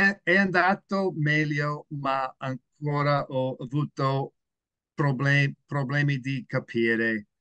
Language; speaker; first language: Italian; non-native, learner; English